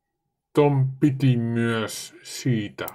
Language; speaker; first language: Finnish; non-native, learner; Dutch